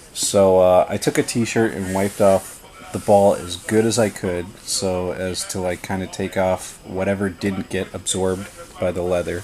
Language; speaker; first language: English; native; English